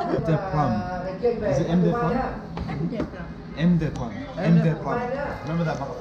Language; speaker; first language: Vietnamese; non-native, learner; English